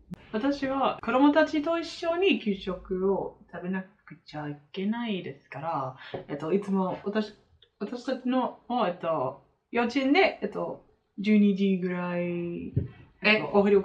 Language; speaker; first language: Japanese; non-native, learner; English